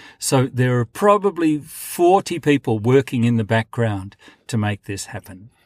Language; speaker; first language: English; native; English